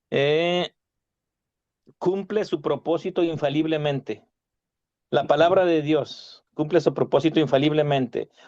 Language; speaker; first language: Spanish; native; Spanish